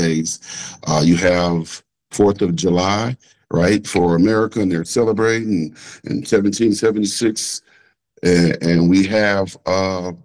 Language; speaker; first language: English; native; English